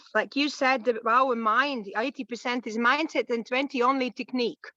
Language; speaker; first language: English; non-native, fluent; Latvian